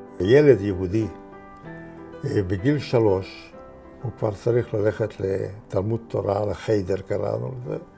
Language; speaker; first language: Hebrew; non-native, fluent; Hungarian